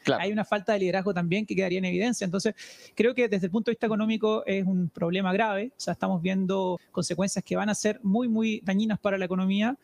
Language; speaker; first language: Spanish; native; Spanish